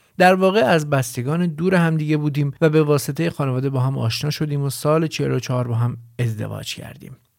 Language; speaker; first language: Persian; native; Persian